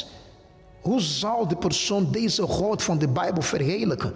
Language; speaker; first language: Dutch; non-native, fluent; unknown